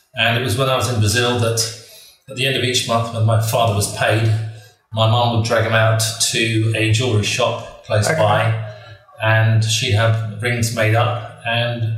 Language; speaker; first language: English; native; English